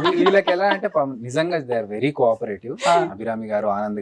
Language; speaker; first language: Telugu; native; Telugu